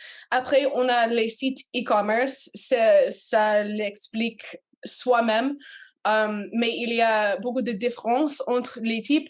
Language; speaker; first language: French; non-native, learner; English